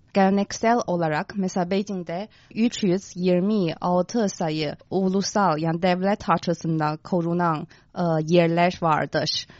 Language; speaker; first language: Turkish; non-native, fluent; Chinese